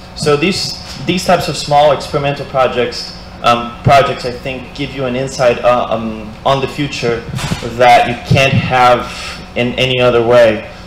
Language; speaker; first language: English; non-native, fluent; Portuguese